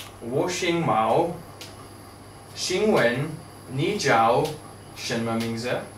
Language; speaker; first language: Chinese; non-native, learner; English